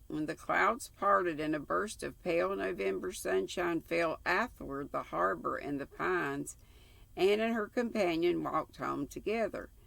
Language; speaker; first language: English; native; English